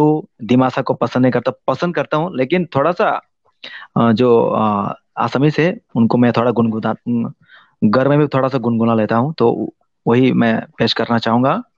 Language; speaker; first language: Hindi; non-native, local second language; Kok Borok